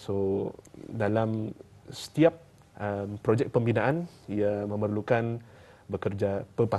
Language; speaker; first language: Malay; native; Malay